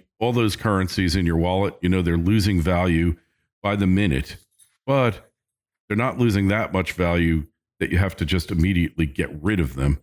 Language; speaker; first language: English; native; English